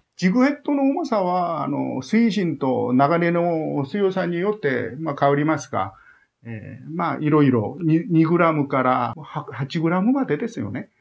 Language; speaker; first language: Japanese; non-native, fluent; Korean